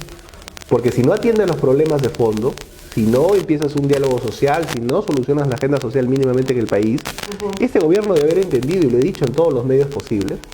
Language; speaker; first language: Spanish; native; Spanish